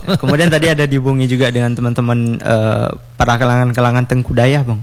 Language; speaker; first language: Indonesian; non-native, local second language; Minangkabau